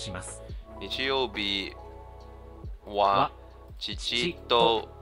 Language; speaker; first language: Japanese; non-native, learner; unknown